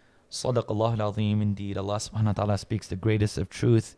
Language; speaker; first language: English; native; English